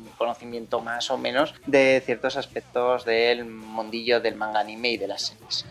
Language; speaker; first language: Spanish; native; Spanish